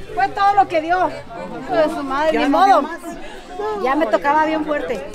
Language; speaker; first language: Spanish; native; Spanish